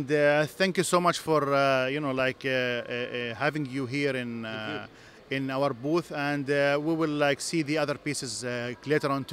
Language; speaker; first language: English; non-native, fluent; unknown